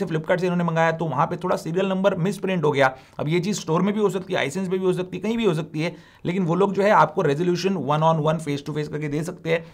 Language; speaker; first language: Hindi; native; Hindi